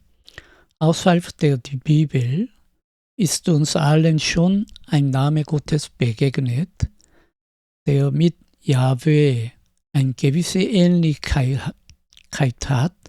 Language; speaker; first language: German; non-native, fluent; Korean